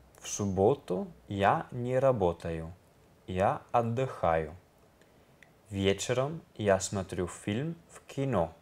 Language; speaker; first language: Russian; non-native, learner; Italian